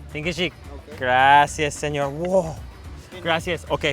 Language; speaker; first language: Spanish; non-native, learner; English